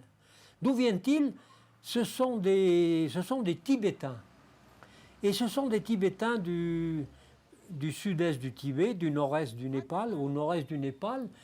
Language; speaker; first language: French; native; French